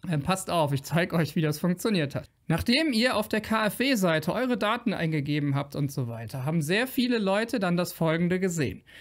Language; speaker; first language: German; native; German